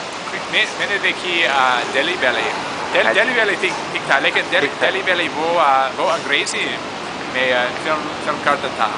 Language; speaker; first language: Hindi; non-native, learner; English